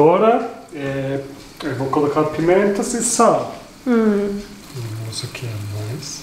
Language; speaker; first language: Portuguese; non-native, learner; Turkish